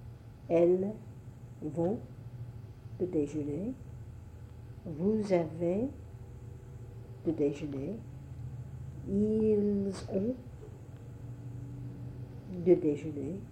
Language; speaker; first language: French; non-native, learner; English